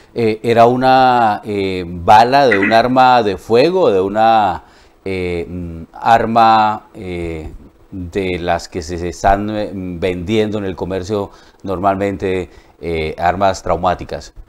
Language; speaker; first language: Spanish; native; Spanish